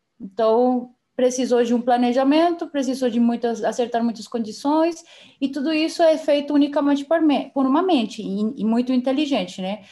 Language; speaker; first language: Portuguese; non-native, fluent; Spanish